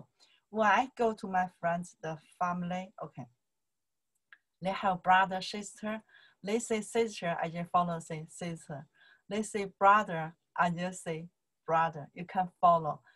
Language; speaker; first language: English; non-native, learner; Chinese